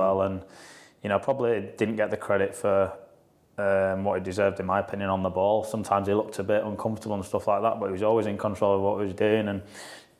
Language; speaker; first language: English; native; English